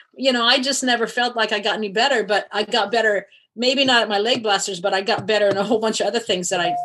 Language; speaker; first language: English; native; English